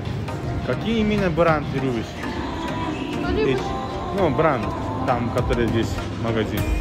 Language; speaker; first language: Russian; non-native, learner; Japanese